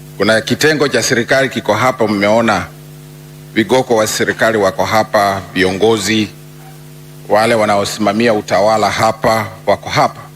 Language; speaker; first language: Swahili; non-native, local second language; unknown